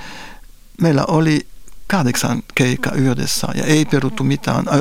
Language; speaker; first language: Finnish; non-native, fluent; French